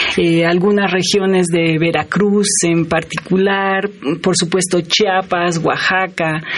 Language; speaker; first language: Spanish; native; Spanish